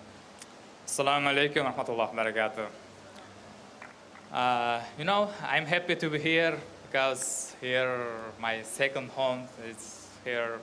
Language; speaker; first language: English; non-native, learner; Russian